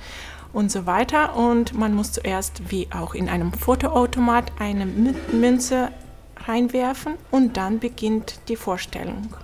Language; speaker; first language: German; non-native, fluent; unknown